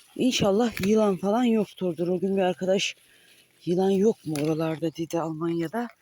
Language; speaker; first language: Turkish; native; Turkish